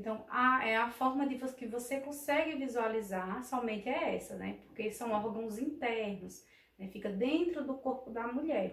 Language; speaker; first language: Portuguese; native; Portuguese